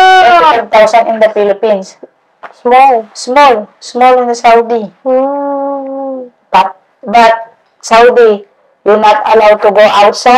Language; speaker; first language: English; non-native, learner; Indonesian